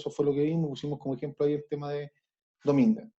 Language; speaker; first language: Spanish; native; Spanish